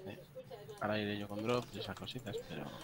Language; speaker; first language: Spanish; native; Spanish